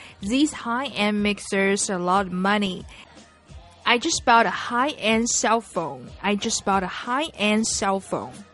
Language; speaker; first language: English; non-native, fluent; Chinese